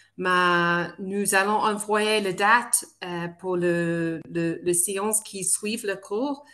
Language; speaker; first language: French; non-native, fluent; English